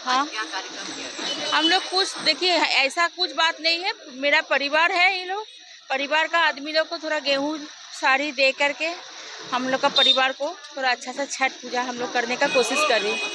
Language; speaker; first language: Hindi; non-native, local second language; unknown